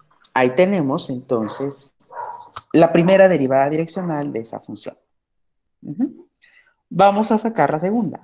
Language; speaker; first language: Spanish; native; Spanish